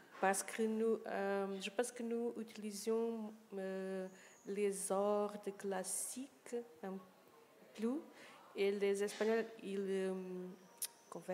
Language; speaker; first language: French; non-native, learner; Portuguese